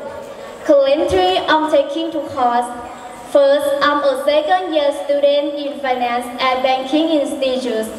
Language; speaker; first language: English; non-native, learner; Hmong